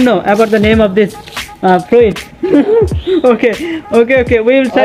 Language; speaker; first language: English; non-native, learner; Bangla